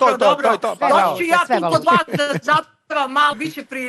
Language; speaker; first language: Bosnian; native; Bosnian